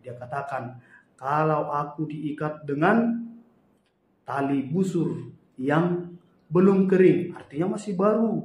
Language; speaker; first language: Indonesian; native; Indonesian